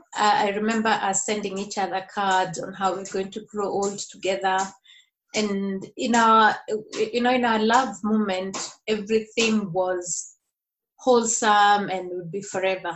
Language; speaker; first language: English; non-native, local second language; Kikuyu